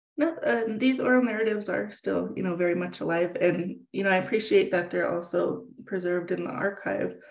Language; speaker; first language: English; native; English